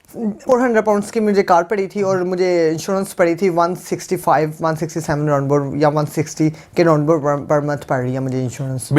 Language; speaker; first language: Urdu; non-native, local second language; Punjabi